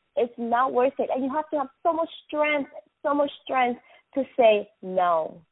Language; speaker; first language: English; non-native, fluent; Spanish